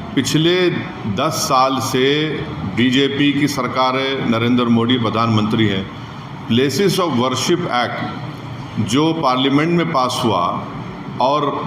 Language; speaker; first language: Hindi; native; Hindi